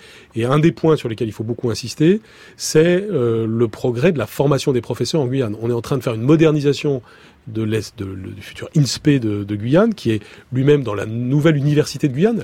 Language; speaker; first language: French; native; French